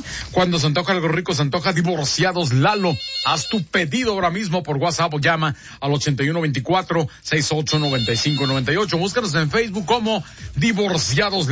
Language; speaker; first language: Spanish; native; Spanish